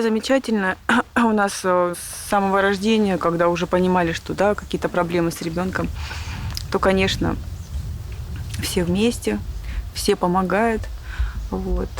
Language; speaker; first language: Russian; native; Russian